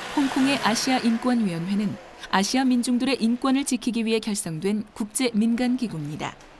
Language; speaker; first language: Korean; native; Korean